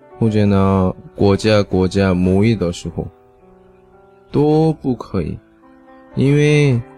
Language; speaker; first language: Chinese; non-native, learner; Korean